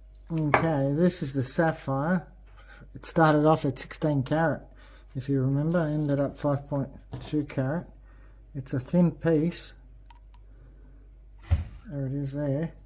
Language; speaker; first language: English; native; English